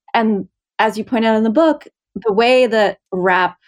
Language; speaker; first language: English; native; English